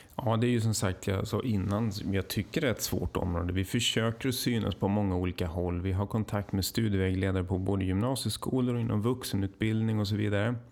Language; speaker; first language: Swedish; native; Swedish